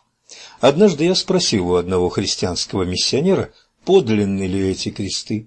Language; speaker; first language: Russian; native; Russian